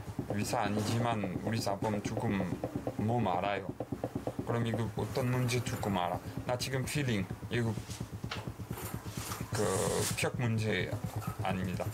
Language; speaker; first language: Korean; non-native, learner; French